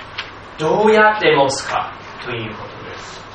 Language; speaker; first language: Japanese; non-native, fluent; English